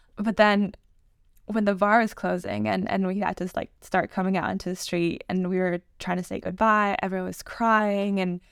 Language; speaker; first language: English; non-native, fluent; Spanish